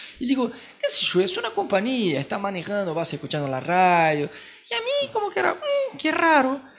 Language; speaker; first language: Spanish; non-native, fluent; Portuguese